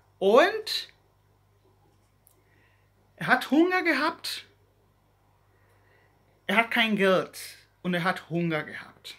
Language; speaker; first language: German; non-native, learner; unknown